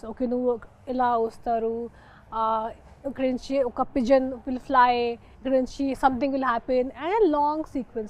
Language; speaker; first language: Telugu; non-native, local second language; Hindi